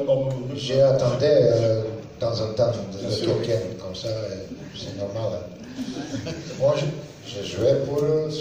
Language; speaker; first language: French; non-native, learner; Serbian